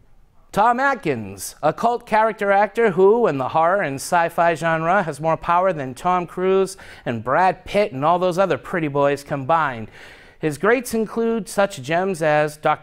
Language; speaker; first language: English; native; English